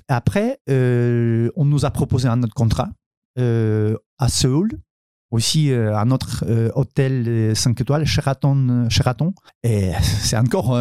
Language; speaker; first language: French; non-native, fluent; Ukrainian